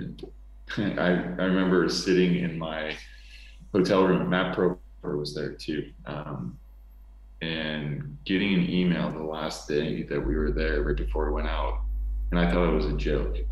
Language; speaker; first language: English; native; English